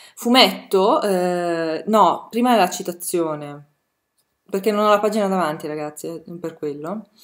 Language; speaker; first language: Italian; native; Italian